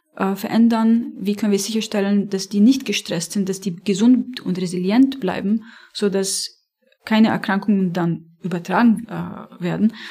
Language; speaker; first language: German; non-native, fluent; Arabic